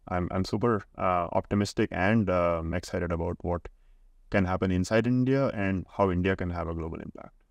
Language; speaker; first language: English; non-native, local second language; Hindi